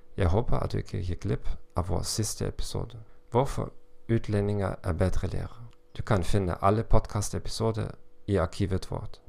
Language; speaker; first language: Norwegian; non-native, learner; German